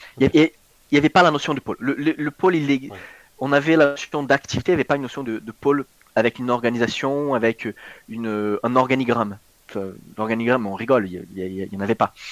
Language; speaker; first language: French; non-native, fluent; Portuguese